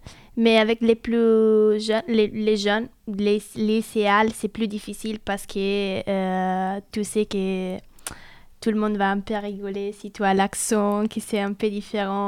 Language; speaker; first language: French; non-native, fluent; Italian